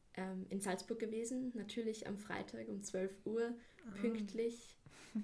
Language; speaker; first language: German; native; German